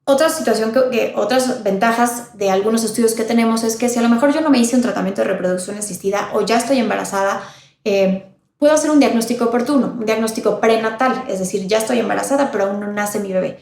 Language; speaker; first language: Spanish; native; Spanish